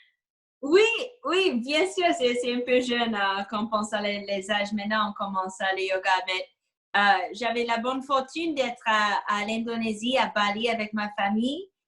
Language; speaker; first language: French; non-native, fluent; English